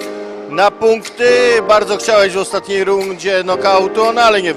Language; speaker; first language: Polish; native; Polish